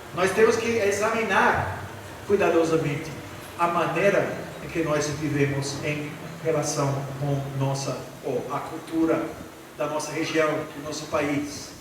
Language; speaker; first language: Portuguese; non-native, fluent; English